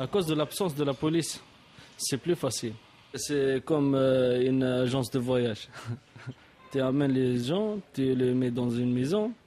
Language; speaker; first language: French; non-native, local second language; Arabic